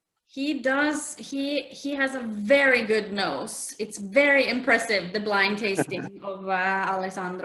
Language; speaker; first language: English; non-native, fluent; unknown